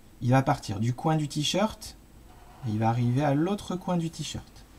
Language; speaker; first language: French; native; French